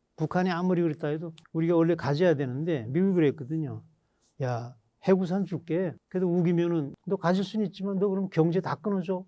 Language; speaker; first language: Korean; native; Korean